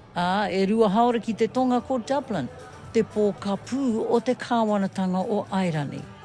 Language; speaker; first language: Māori; non-native, local second language; English